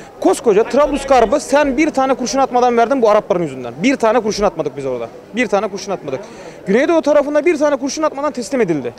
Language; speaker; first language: Turkish; native; Turkish